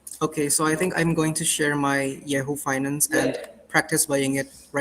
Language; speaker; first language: English; non-native, fluent; Indonesian